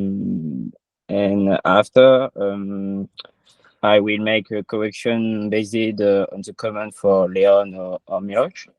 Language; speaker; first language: English; non-native, learner; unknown